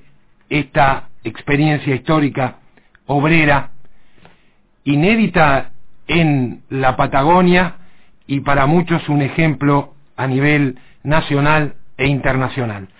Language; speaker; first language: Spanish; native; Spanish